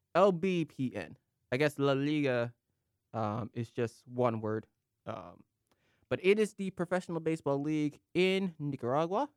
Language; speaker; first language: English; native; English